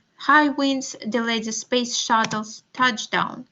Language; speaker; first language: English; non-native, fluent; Russian